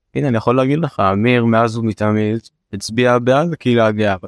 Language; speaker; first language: Hebrew; native; Hebrew